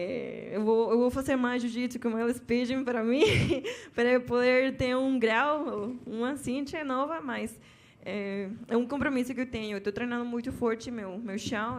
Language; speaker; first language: Portuguese; non-native, fluent; Spanish